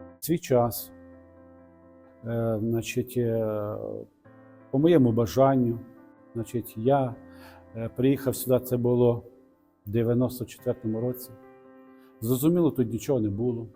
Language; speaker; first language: Ukrainian; non-native, local second language; Russian